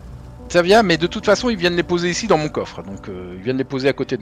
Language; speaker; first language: French; native; French